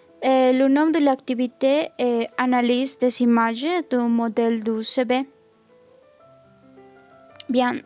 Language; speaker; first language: French; non-native, learner; Spanish